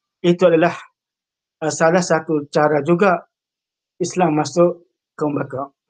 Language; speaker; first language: Malay; native; Malay